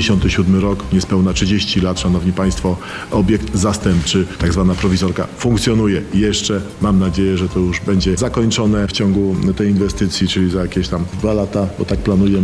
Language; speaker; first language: Polish; native; Polish